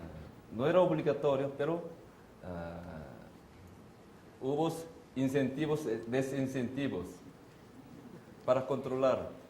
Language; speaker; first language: Spanish; non-native, fluent; Korean